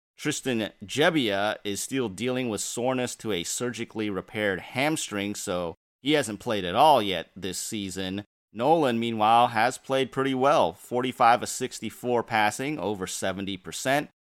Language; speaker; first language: English; native; English